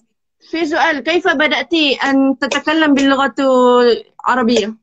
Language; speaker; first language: Arabic; non-native, learner; Malay